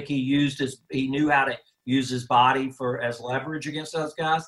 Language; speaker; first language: English; native; English